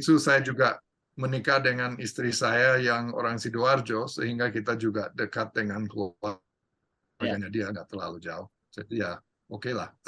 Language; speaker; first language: Indonesian; non-native, fluent; English